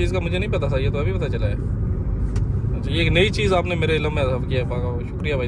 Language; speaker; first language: Hindi; native; Hindi